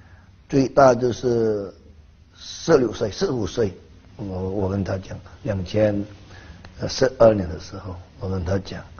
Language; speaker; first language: Chinese; non-native, learner; Hakka Chinese